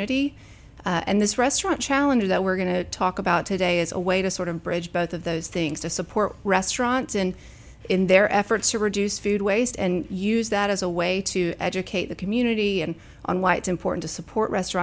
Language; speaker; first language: English; native; English